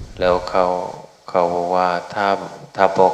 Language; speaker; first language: Thai; non-native, fluent; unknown